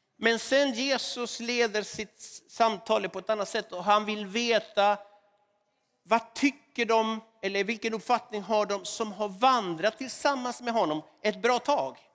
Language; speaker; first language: Swedish; non-native, fluent; Spanish